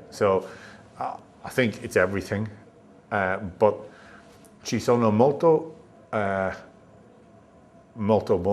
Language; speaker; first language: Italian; non-native, learner; English